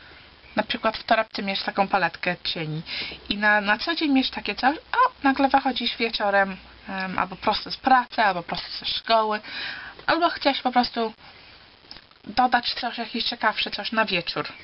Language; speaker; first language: Polish; early bilingual, heritage; Polish